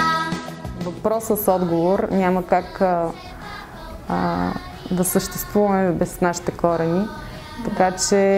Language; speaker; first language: Bulgarian; early bilingual, heritage; Bulgarian